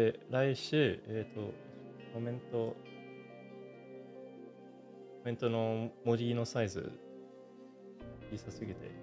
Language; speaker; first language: Japanese; non-native, learner; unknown